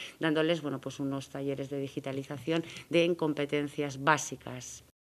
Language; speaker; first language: Spanish; native; Spanish